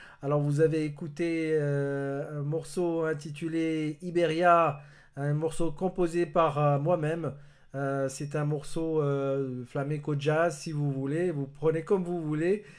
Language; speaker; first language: French; non-native, local second language; Arabic